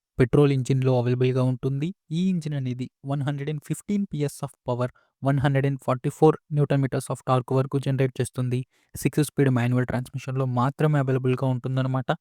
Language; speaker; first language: Telugu; native; Telugu